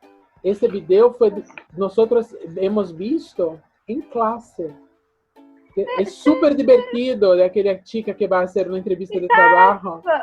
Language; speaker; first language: Spanish; non-native, fluent; Portuguese